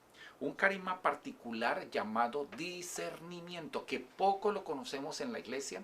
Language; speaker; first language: Spanish; native; Spanish